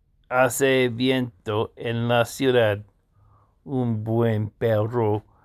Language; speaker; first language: Spanish; non-native, learner; English